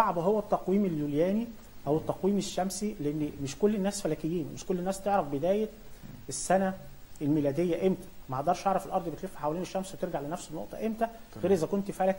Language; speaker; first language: Arabic; native; Arabic